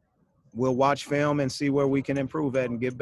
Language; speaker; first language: English; native; English